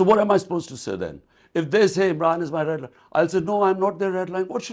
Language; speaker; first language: English; non-native, local second language; Urdu